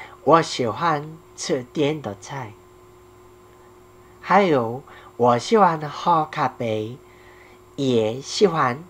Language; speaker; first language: Chinese; non-native, learner; Korean